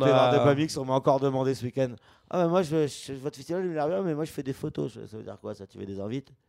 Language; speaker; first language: French; native; French